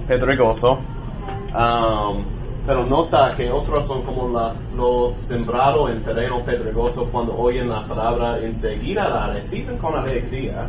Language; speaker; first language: Spanish; non-native, learner; English